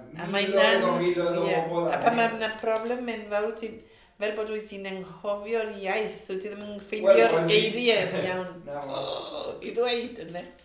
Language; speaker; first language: Welsh; early bilingual, heritage; Welsh